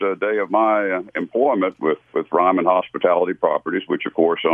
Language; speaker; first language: English; native; English